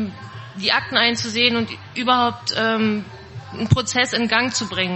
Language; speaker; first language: German; native; German